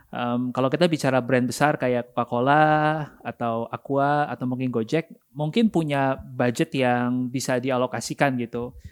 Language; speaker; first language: Indonesian; native; Indonesian